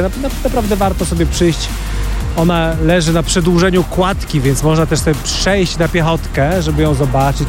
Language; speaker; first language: Polish; native; Polish